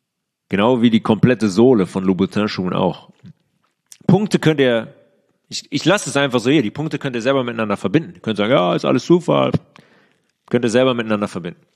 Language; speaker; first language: German; native; German